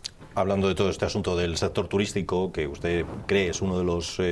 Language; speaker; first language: Spanish; native; Spanish